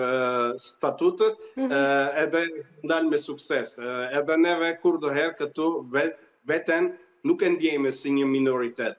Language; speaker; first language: Albanian; early bilingual, heritage; Albanian